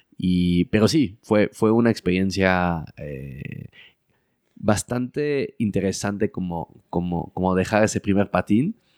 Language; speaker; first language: Spanish; early bilingual, heritage; French